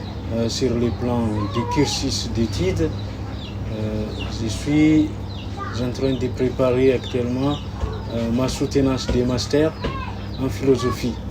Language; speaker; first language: French; non-native, local second language; Malagasy